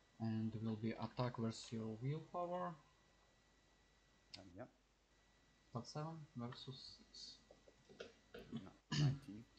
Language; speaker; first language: English; non-native, learner; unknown